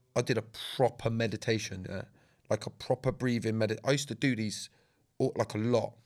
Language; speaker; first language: English; native; English